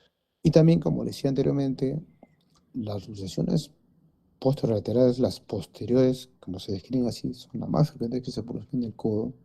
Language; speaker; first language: Spanish; native; Spanish